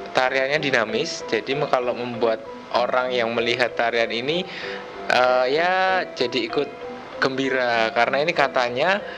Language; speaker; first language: Indonesian; native; Indonesian